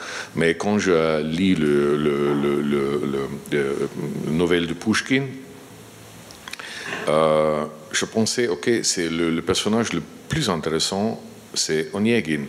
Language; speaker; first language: French; non-native, fluent; Slovenian